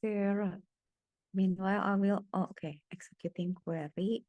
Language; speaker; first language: English; non-native, fluent; Indonesian